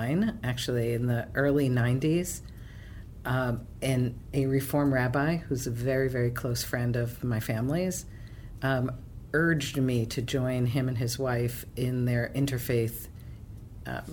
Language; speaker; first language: English; native; English